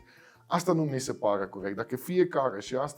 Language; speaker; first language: Romanian; non-native, fluent; Dutch